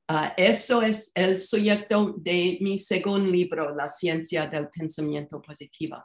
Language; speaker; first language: Spanish; non-native, fluent; English